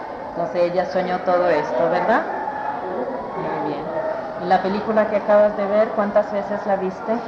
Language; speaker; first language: Spanish; native; Spanish